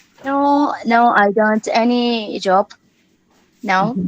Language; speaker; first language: English; non-native, learner; Arabic